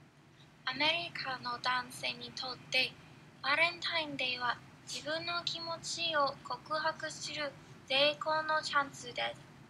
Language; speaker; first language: Japanese; non-native, learner; English